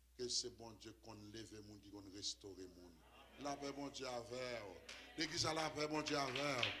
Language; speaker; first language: French; native; French